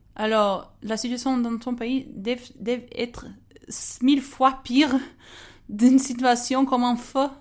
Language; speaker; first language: French; non-native, fluent; Portuguese